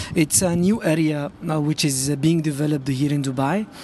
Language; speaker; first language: English; non-native, fluent; Arabic